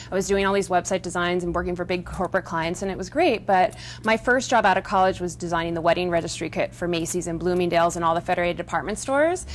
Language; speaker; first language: English; native; English